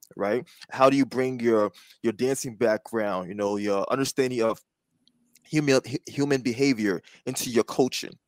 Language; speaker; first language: English; native; English